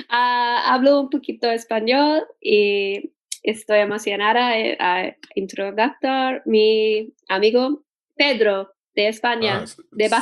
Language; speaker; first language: Spanish; non-native, learner; English